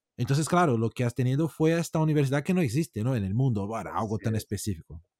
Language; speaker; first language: Spanish; non-native, fluent; Portuguese